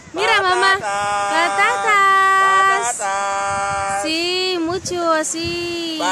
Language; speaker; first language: Spanish; non-native, learner; Filipino